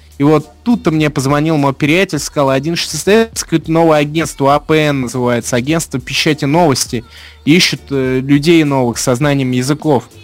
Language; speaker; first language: Russian; non-native, fluent; English